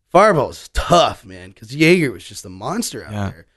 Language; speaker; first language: English; native; English